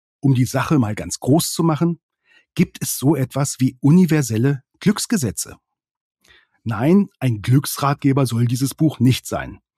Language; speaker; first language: German; native; German